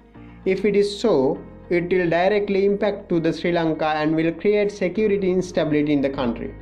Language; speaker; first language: English; non-native, local second language; Sinhala